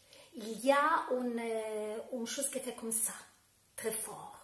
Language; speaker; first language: French; non-native, fluent; Italian